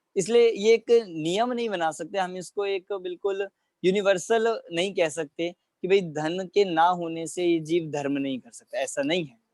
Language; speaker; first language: Hindi; native; Hindi